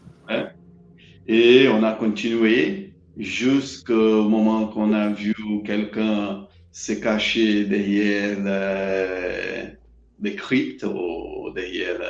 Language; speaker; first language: French; non-native, learner; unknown